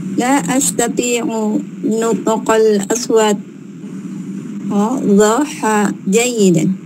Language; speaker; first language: Arabic; non-native, learner; Indonesian